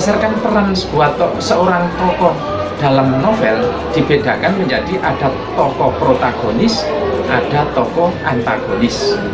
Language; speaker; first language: Indonesian; native; Indonesian